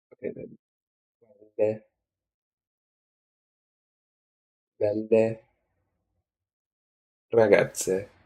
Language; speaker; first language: Italian; non-native, learner; English